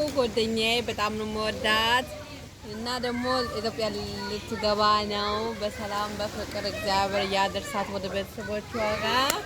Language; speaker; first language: Amharic; non-native, local second language; Wolaytta